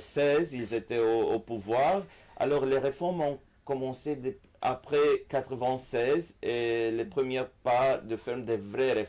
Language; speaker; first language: French; non-native, fluent; Romanian